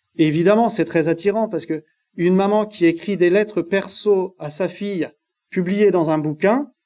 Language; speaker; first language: French; native; French